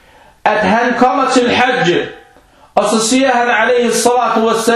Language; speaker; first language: Danish; non-native, fluent; Arabic